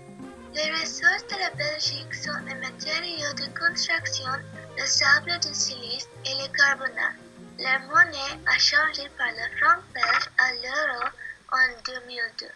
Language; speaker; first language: French; non-native, learner; English